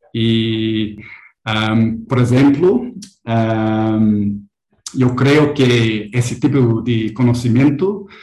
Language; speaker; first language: Spanish; non-native, learner; English